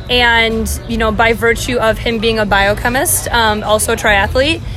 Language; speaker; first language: English; native; English